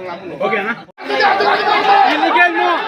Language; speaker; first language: Hindi; non-native, local second language; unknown